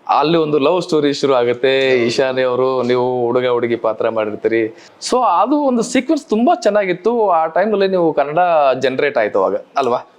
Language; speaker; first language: Kannada; native; Kannada